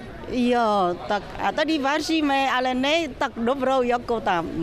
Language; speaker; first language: Czech; non-native, fluent; Vietnamese